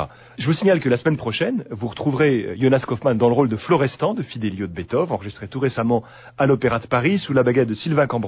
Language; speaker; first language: French; native; French